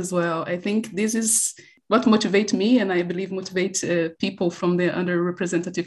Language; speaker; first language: English; non-native, fluent; Portuguese